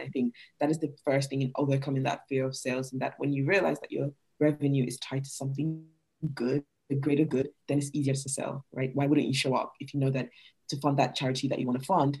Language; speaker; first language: English; non-native, local second language; Yoruba